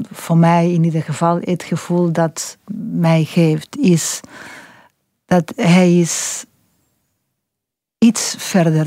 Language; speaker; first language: Dutch; non-native, local second language; French